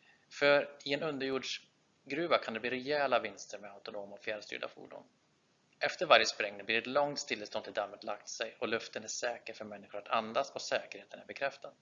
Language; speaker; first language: Swedish; native; Swedish